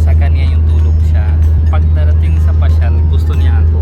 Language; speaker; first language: Filipino; non-native, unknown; Punjabi